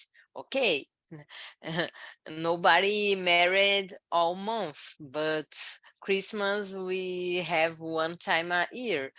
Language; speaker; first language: English; non-native, learner; Portuguese